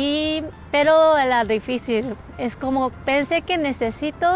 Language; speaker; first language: Spanish; non-native, learner; Japanese